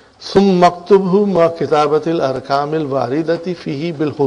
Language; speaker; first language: Arabic; non-native, fluent; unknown